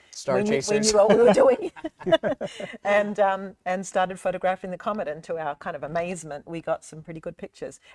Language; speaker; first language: English; native; English